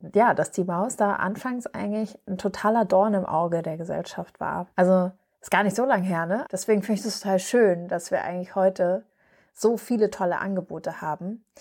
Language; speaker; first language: German; native; German